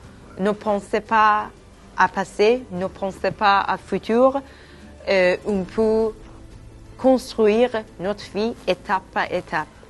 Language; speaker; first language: French; non-native, fluent; Persian